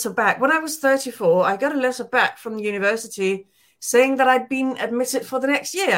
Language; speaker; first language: English; non-native, fluent; Danish